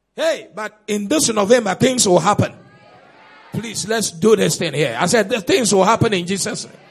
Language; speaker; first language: English; non-native, local second language; Akan